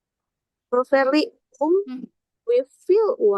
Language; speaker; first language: German; non-native, learner; Indonesian